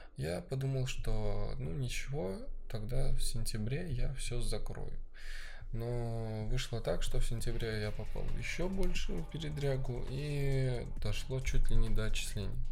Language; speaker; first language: Russian; early bilingual, other home language; Armenian